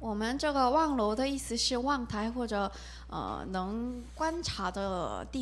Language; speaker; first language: Chinese; non-native, fluent; Korean